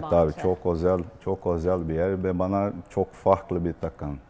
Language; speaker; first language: Turkish; non-native, learner; Portuguese